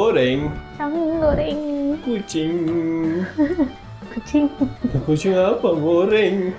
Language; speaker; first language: Indonesian; non-native, learner; Turkish